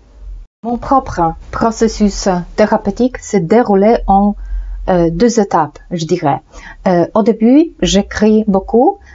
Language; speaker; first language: French; non-native, fluent; Polish